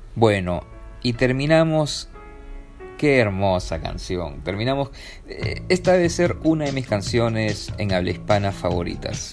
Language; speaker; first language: Spanish; native; Spanish